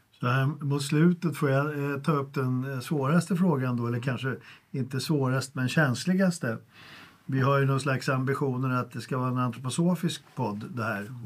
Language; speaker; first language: Swedish; native; Swedish